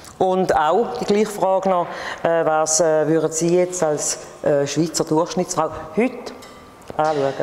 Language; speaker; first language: German; native; German